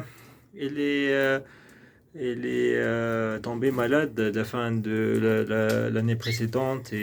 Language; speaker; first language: French; non-native, local second language; Arabic